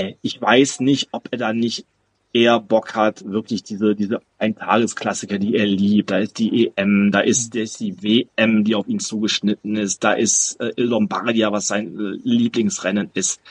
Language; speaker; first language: German; native; German